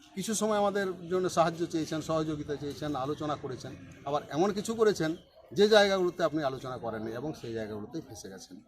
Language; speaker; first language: Bangla; non-native, local second language; Santali